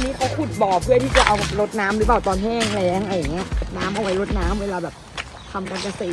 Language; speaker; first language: Thai; native; Thai